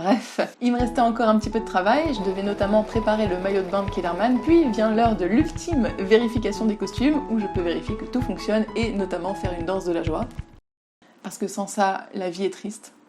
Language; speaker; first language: French; native; French